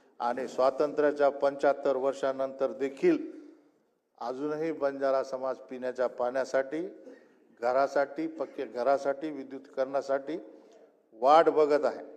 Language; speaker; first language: Marathi; non-native, local second language; Lambadi